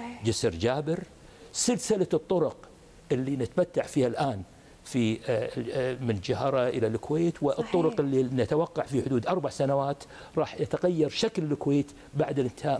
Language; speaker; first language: Arabic; native; Arabic